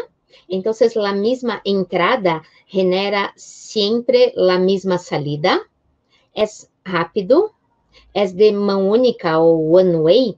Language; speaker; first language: Spanish; non-native, fluent; Portuguese